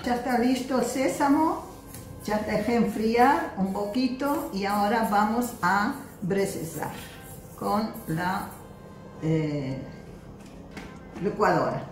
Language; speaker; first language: Spanish; non-native, fluent; Arabic